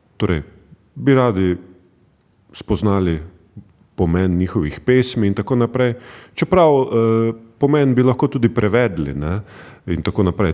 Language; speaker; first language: Slovenian; native; Slovenian